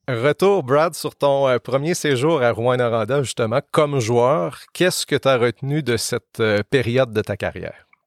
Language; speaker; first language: French; native; French